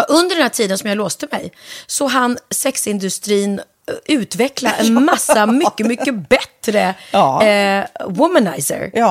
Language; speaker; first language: Swedish; native; Swedish